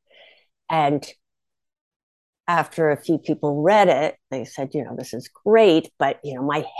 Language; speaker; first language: English; native; English